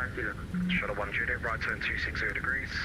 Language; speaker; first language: English; native; English